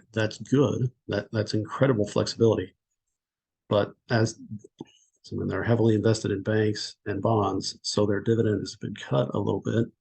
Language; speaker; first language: English; native; English